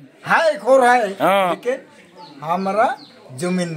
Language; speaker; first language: Hindi; non-native, local second language; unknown